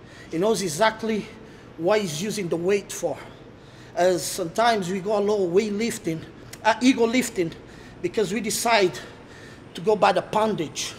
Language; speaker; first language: English; non-native, fluent; Portuguese